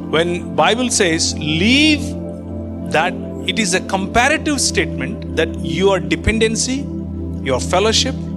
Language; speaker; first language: English; non-native, local second language; Telugu